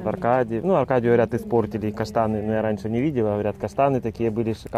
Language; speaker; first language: Russian; native; Russian